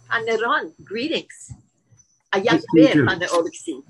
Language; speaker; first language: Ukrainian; early bilingual, heritage; Ukrainian